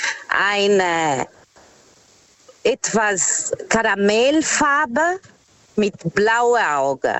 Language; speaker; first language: German; non-native, fluent; Portuguese